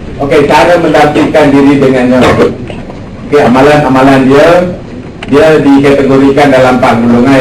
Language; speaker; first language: Malay; non-native, local second language; Tamil